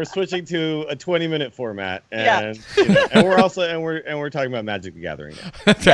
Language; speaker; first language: English; native; English